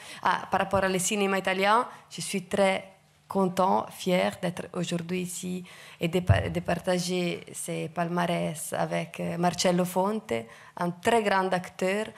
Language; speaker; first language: French; non-native, fluent; Italian